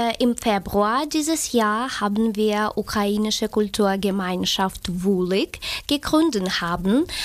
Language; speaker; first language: German; non-native, learner; Ukrainian